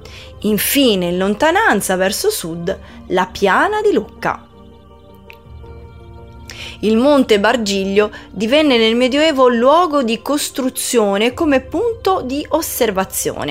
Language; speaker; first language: Italian; native; Italian